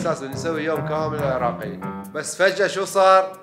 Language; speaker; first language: Arabic; native; Arabic